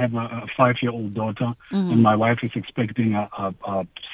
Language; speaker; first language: English; non-native, local second language; Tswana